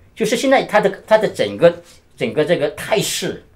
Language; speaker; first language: Chinese; native; Chinese